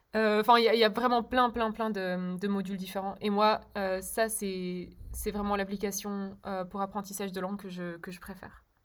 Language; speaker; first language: French; early bilingual, other home language; Czech